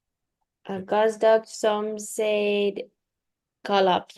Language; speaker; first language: Hungarian; non-native, learner; English